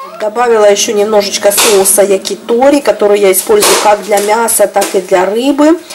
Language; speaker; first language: Russian; native; Russian